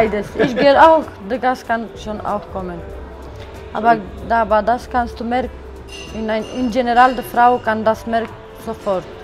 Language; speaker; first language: German; non-native, learner; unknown